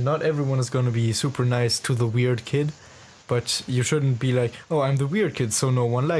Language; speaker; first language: English; non-native, fluent; German